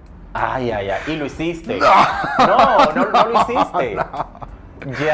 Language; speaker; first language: Spanish; native; Spanish